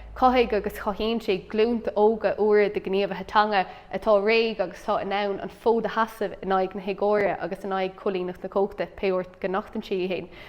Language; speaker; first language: Irish; non-native, local second language; English